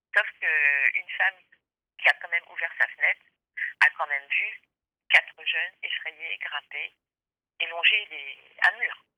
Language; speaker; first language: French; native; French